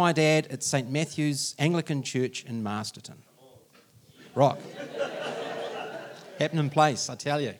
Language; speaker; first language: English; native; English